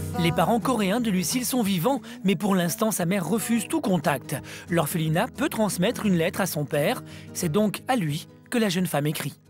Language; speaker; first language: French; native; French